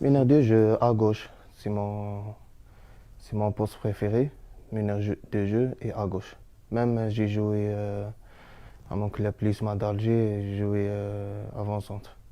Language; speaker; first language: French; non-native, learner; Arabic